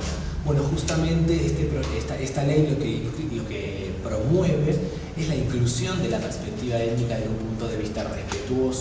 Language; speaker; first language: Spanish; native; Spanish